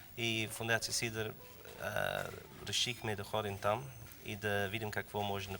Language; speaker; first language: Bulgarian; non-native, learner; English